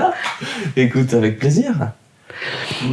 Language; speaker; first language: French; native; French